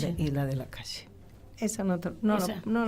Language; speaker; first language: Spanish; native; Spanish